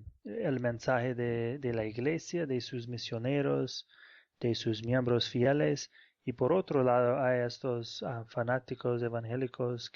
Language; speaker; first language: Spanish; non-native, fluent; English